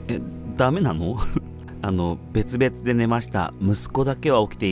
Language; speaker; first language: Japanese; native; Japanese